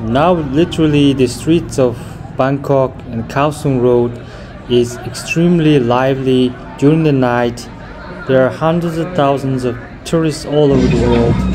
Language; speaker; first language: English; non-native, fluent; Mongolian